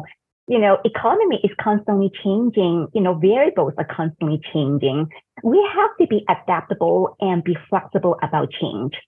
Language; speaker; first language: English; non-native, fluent; Cantonese